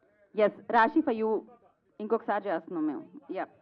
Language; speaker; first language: Telugu; native; Telugu